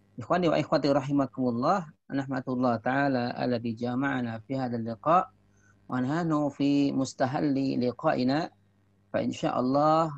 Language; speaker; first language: Arabic; non-native, fluent; Indonesian